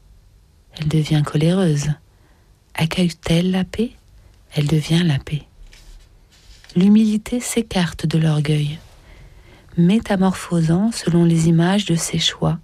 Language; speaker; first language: French; native; French